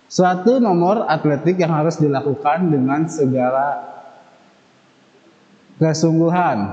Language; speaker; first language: Indonesian; native; Indonesian